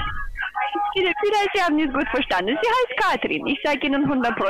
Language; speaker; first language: German; non-native, learner; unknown